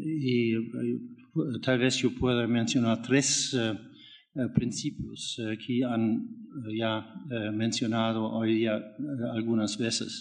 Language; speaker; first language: Spanish; non-native, learner; German